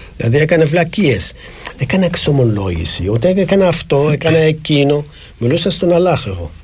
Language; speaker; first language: Greek; non-native, fluent; Arabic